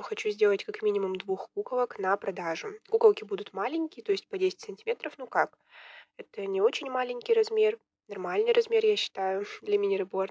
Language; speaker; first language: Russian; native; Russian